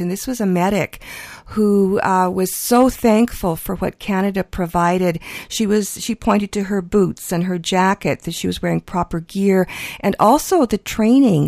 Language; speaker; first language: English; early bilingual, other home language; Ukrainian